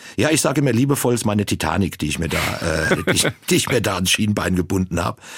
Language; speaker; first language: German; native; German